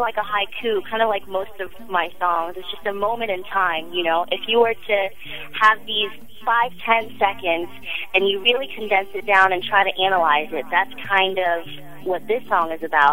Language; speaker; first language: English; native; English